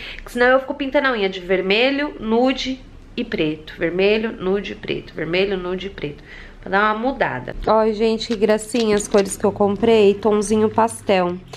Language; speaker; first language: Portuguese; native; Portuguese